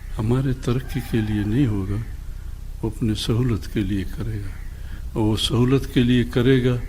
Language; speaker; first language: Urdu; non-native, local second language; Baluchi